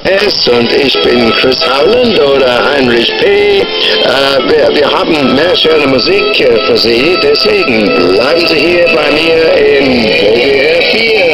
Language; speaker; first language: German; non-native, fluent; English